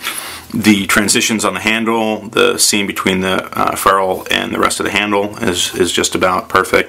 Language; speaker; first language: English; native; English